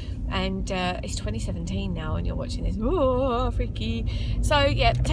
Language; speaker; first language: English; native; English